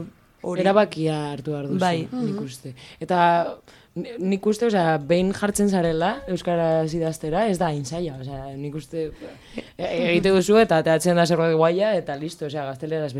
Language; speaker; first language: Basque; non-native, local second language; Spanish